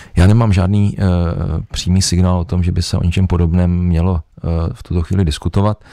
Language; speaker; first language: Czech; native; Czech